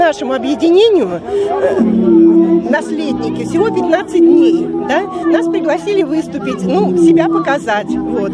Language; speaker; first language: Russian; native; Russian